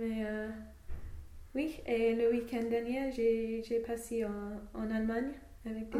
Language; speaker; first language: French; non-native, fluent; English